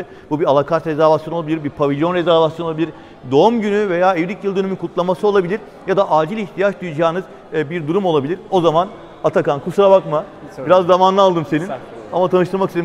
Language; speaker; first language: Turkish; native; Turkish